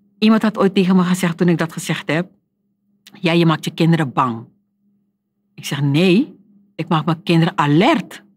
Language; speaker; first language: Dutch; native; Dutch